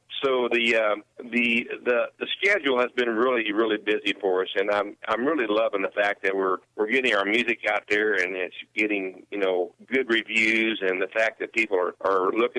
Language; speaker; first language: English; native; English